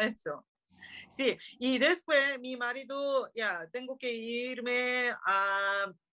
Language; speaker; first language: Spanish; non-native, learner; Korean